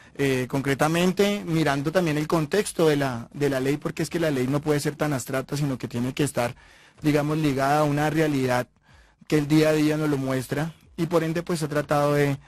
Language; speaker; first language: Spanish; native; Spanish